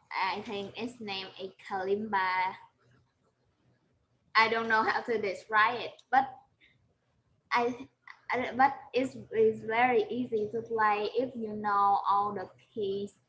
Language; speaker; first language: English; non-native, learner; Vietnamese